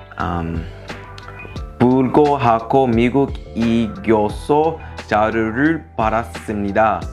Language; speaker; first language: Korean; non-native, learner; English